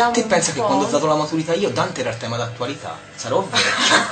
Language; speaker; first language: Italian; native; Italian